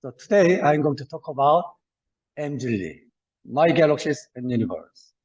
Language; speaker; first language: English; non-native, fluent; Korean